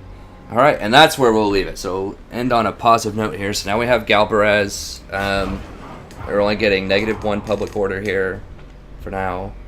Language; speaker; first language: English; native; English